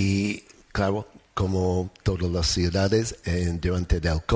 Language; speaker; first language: Spanish; non-native, learner; English